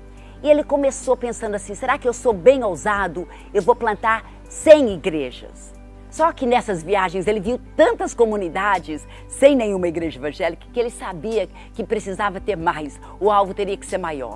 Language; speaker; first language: Portuguese; early bilingual, other home language; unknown